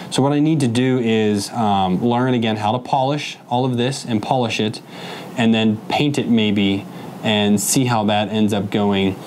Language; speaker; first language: English; native; English